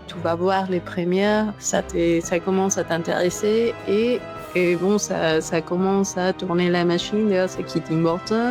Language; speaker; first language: French; non-native, fluent; Spanish